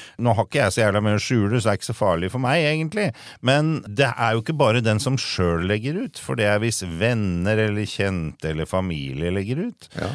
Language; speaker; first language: Norwegian; native; Norwegian